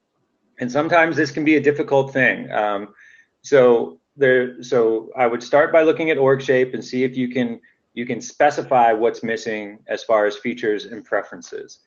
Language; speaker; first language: English; native; English